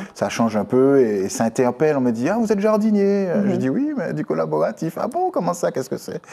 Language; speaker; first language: French; native; French